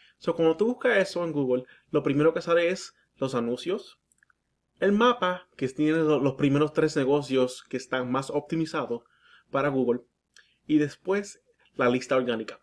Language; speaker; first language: Spanish; early bilingual, heritage; Spanish